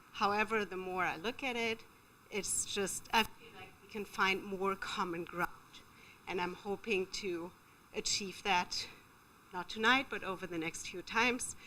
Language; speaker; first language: English; non-native, fluent; German